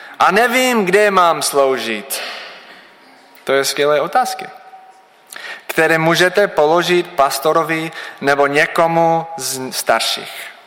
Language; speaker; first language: Czech; non-native, learner; English